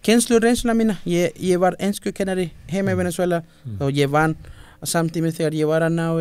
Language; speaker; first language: Icelandic; non-native, fluent; Spanish